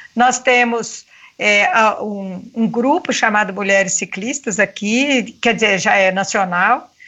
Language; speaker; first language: Portuguese; native; Portuguese